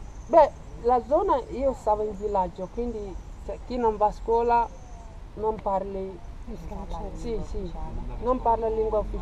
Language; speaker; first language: Italian; non-native, fluent; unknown